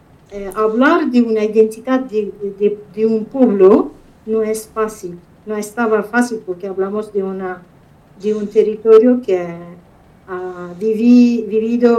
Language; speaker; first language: Spanish; non-native, fluent; Kurdish